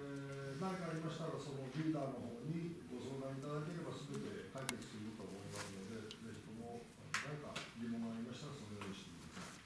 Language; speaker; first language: Japanese; native; Japanese